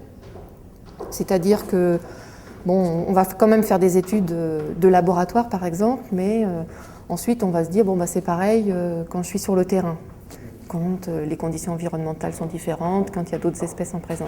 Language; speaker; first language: French; native; French